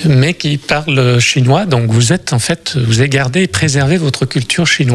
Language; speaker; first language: French; native; French